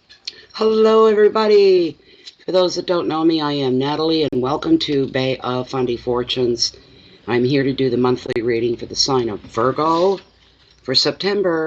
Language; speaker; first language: English; native; English